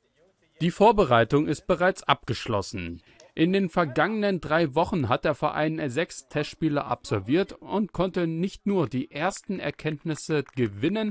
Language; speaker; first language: German; native; German